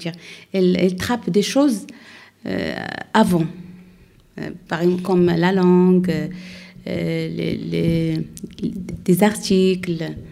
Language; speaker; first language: French; non-native, learner; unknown